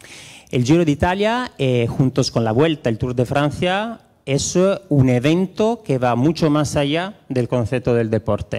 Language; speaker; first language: Spanish; non-native, fluent; Italian